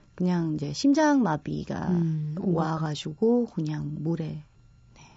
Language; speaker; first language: Korean; non-native, fluent; Filipino